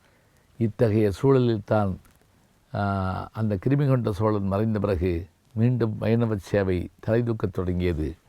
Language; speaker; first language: Tamil; native; Tamil